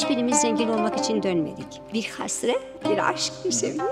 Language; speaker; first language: Turkish; non-native, local second language; Greek